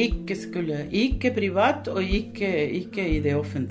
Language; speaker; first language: Norwegian; early bilingual, other home language; Spanish